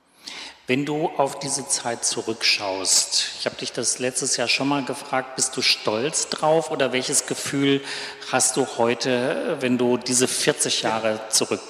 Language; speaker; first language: German; native; German